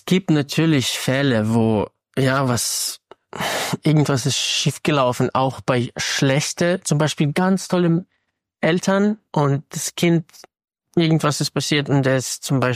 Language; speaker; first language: German; non-native, fluent; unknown